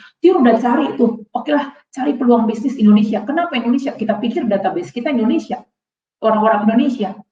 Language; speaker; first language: Indonesian; native; Indonesian